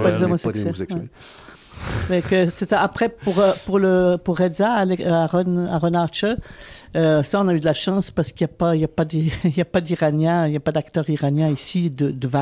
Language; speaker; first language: French; native; French